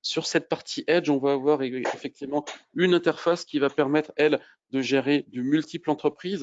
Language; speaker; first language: French; native; French